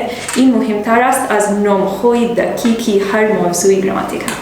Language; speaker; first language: Persian; non-native, learner; English